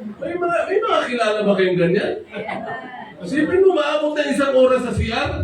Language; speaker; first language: Filipino; non-native, local second language; Cebuano